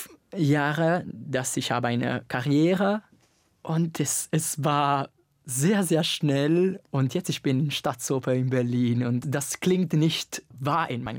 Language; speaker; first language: German; non-native, fluent; Italian